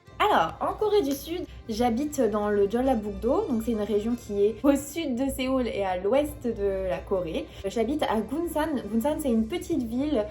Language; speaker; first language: French; native; French